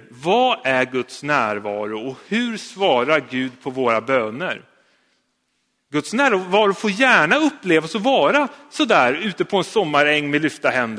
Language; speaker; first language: Swedish; native; Swedish